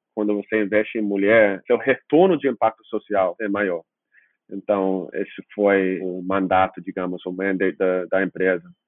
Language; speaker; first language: Portuguese; non-native, fluent; English